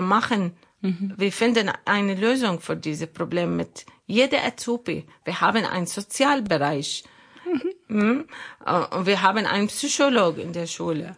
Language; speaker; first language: German; non-native, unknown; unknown